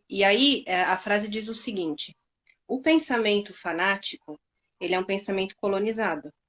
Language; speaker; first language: Portuguese; native; Portuguese